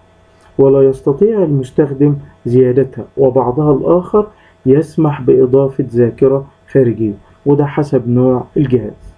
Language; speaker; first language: Arabic; native; Arabic